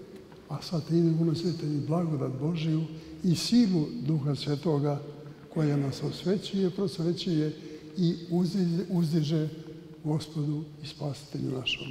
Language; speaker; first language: Serbian; native; Serbian